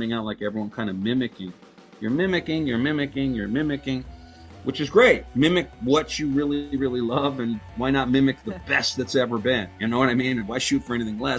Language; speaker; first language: English; native; English